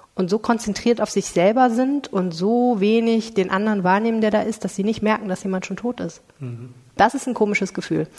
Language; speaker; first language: German; native; German